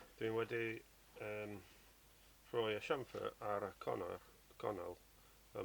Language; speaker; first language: Welsh; non-native, learner; English